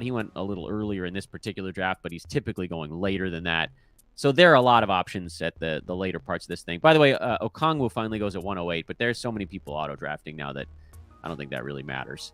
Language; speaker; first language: English; native; English